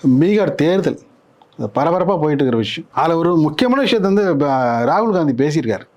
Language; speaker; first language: Tamil; native; Tamil